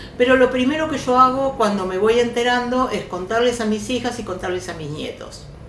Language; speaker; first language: Spanish; early bilingual, other home language; Yiddish